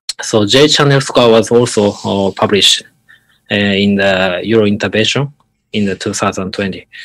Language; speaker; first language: English; non-native, learner; Japanese